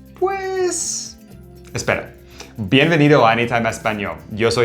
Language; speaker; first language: Spanish; non-native, fluent; English